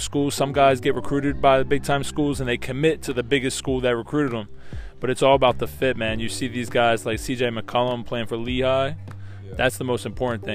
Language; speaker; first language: English; native; English